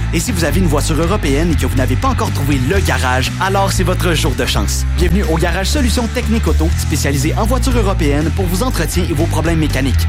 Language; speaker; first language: French; native; French